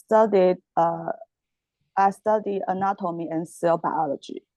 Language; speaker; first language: English; non-native, learner; Chinese